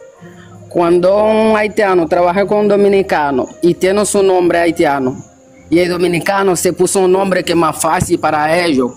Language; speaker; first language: Spanish; non-native, fluent; Haitian Creole